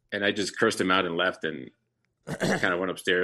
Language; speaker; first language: English; early bilingual, other home language; Spanish